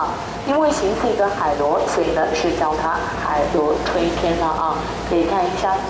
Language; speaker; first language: Chinese; native; Chinese